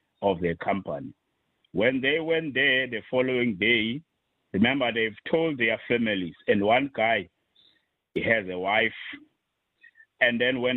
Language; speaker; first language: English; non-native, local second language; Xhosa